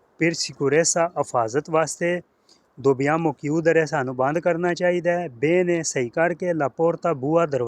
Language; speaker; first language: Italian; non-native, learner; Punjabi